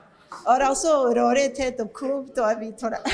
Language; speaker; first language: Hindi; non-native, learner; English